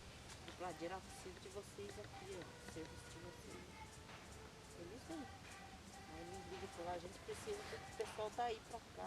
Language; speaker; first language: Portuguese; non-native, local second language; Guarani